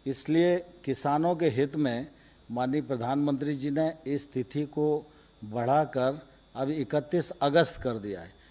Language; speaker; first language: Hindi; native; Hindi